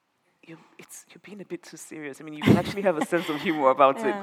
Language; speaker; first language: English; non-native, local second language; Igbo